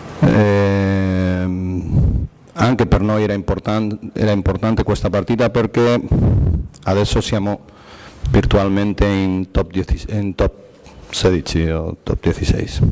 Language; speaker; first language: Italian; non-native, learner; Spanish